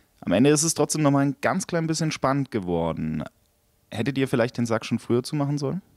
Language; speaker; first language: German; native; German